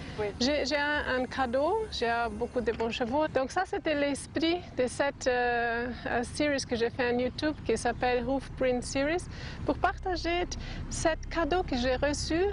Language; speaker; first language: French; non-native, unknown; Portuguese